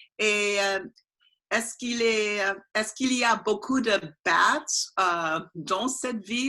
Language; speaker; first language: French; non-native, learner; English